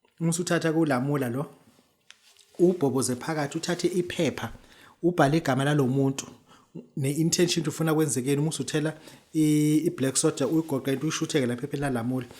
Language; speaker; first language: Zulu; native; Zulu